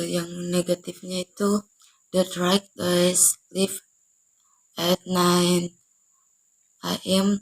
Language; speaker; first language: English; non-native, learner; Indonesian